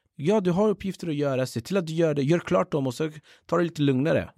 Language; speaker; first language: Swedish; early bilingual, other home language; Central Kurdish